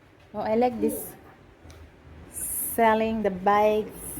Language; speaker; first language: English; non-native, learner; Filipino